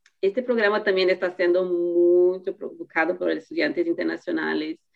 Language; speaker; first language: Spanish; non-native, learner; Portuguese